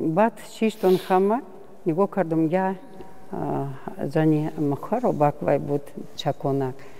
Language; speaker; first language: Tajik; non-native, fluent; Russian